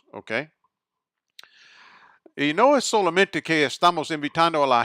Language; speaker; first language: Spanish; non-native, fluent; English